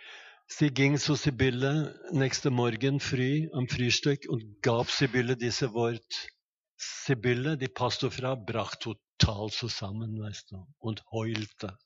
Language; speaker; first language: German; non-native, fluent; Norwegian